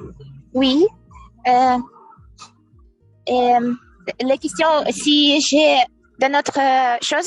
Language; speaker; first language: French; non-native, learner; Russian